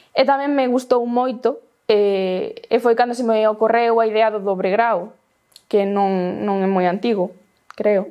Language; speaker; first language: Galician; non-native, local second language; Spanish